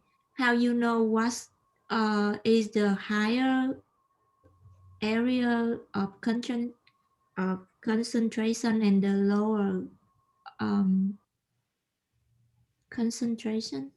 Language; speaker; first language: English; non-native, learner; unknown